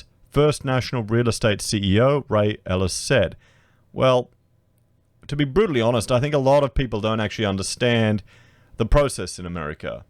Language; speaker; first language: English; native; English